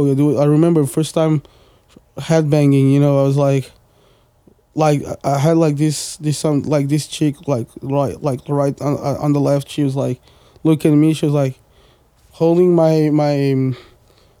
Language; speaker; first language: English; non-native, fluent; Portuguese